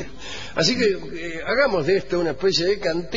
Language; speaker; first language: Spanish; native; Spanish